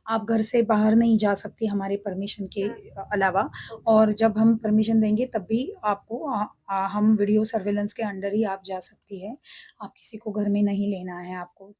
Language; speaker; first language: Hindi; non-native, local second language; Marathi